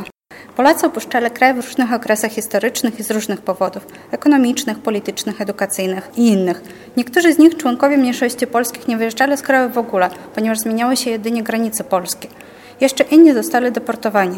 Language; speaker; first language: Polish; early bilingual, heritage; Polish